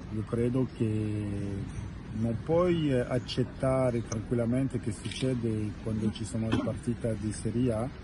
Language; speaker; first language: Italian; non-native, fluent; French